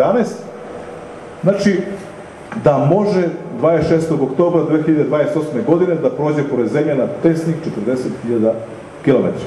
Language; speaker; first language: Serbian; native; Serbian